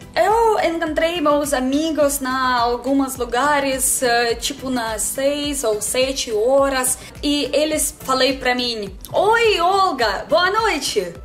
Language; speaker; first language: Portuguese; non-native, learner; Russian